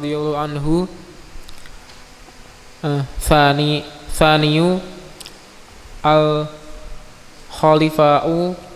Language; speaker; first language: Arabic; non-native, learner; Indonesian